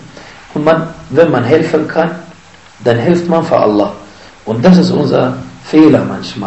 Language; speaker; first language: German; non-native, fluent; Arabic